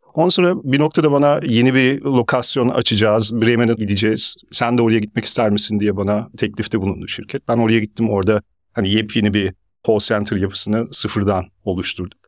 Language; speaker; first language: Turkish; early bilingual, heritage; Turkish